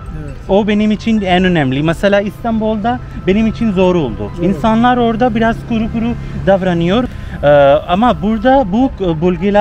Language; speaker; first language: Turkish; non-native, learner; Urdu